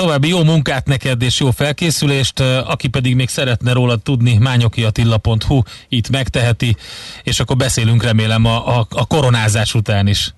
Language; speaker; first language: Hungarian; native; Hungarian